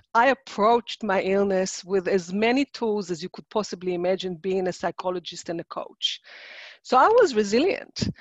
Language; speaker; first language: English; non-native, fluent; Hebrew